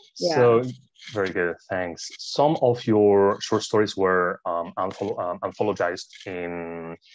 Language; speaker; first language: English; non-native, fluent; Spanish